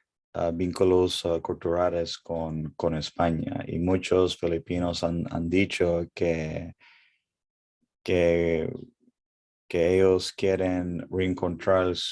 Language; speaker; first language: Spanish; early bilingual, heritage; English